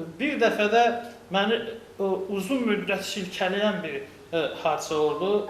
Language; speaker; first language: Azerbaijani; non-native, local second language; Lezghian